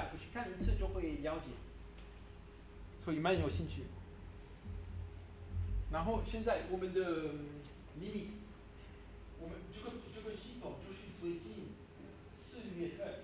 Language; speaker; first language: Chinese; non-native, learner; French